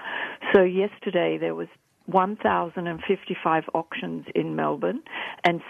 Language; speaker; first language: English; native; English